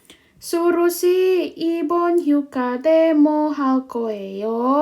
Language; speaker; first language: Korean; non-native, fluent; Indonesian